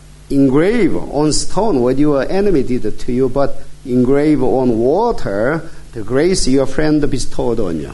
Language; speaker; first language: English; non-native, fluent; Korean